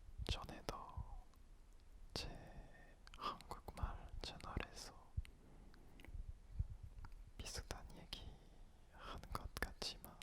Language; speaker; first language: Korean; non-native, fluent; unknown